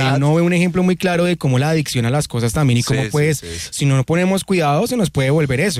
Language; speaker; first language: Spanish; native; Spanish